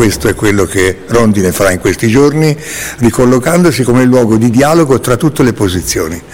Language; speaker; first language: Italian; native; Italian